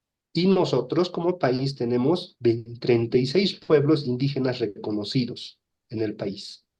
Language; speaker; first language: Spanish; native; Spanish